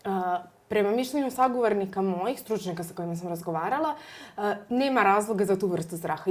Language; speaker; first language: Serbian; native; Serbian